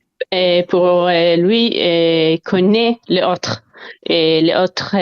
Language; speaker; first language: French; non-native, learner; Hebrew